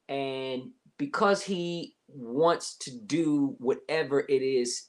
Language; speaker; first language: English; native; English